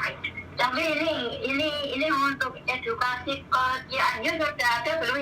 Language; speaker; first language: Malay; non-native, local second language; Javanese